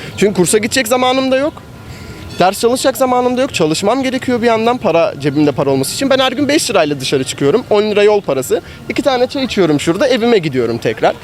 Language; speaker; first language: Turkish; native; Turkish